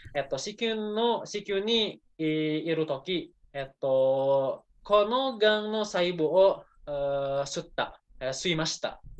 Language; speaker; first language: Japanese; non-native, learner; Indonesian